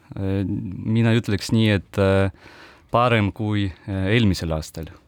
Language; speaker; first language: Estonian; non-native, local second language; Russian